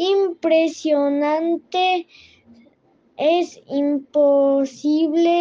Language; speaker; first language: Spanish; non-native, learner; French